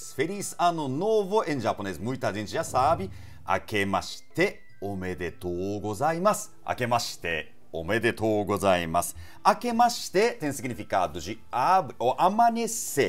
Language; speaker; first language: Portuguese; non-native, fluent; Japanese